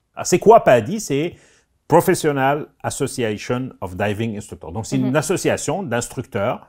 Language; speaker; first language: French; non-native, local second language; Arabic